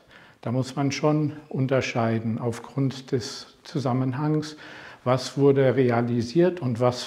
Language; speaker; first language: German; non-native, fluent; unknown